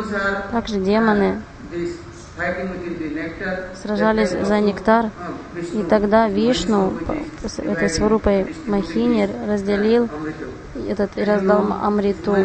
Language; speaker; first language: Russian; non-native, fluent; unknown